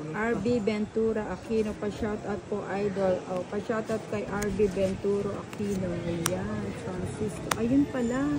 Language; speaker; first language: Filipino; non-native, local second language; Pampanga